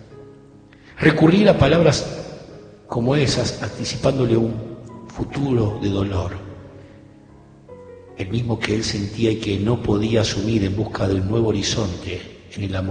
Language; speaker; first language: Spanish; native; Spanish